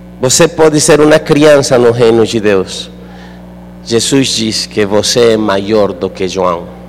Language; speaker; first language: Portuguese; non-native, fluent; Spanish